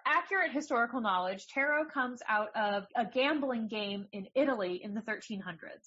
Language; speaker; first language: English; native; English